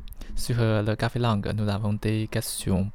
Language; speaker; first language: French; non-native, learner; Chinese